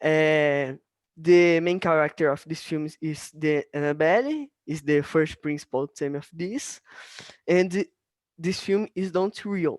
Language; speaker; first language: English; non-native, learner; Portuguese